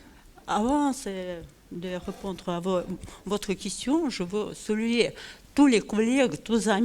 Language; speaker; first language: French; non-native, learner; Russian